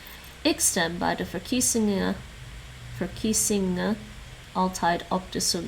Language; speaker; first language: Dutch; non-native, learner; English